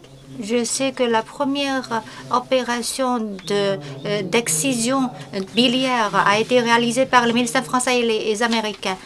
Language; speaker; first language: French; non-native, fluent; Chinese